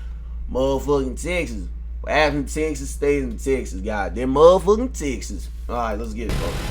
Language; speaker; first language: English; native; English